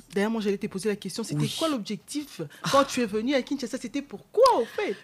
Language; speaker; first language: French; non-native, local second language; Lingala